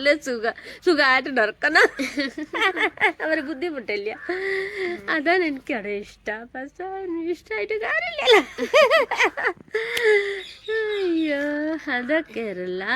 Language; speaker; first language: Malayalam; non-native, learner; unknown